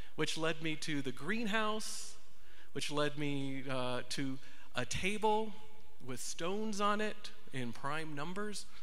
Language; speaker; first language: English; native; English